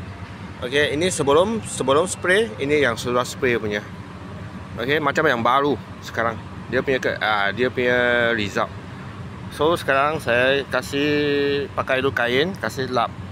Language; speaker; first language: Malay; non-native, local second language; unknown